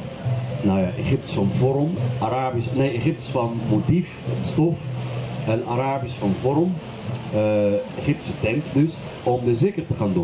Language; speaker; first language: Dutch; non-native, fluent; Arabic